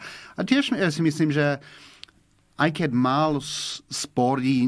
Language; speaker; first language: Slovak; non-native, fluent; English